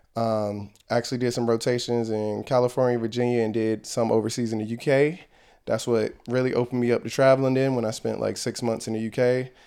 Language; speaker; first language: English; native; English